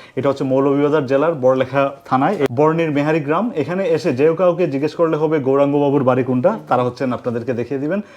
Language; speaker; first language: Bangla; native; Bangla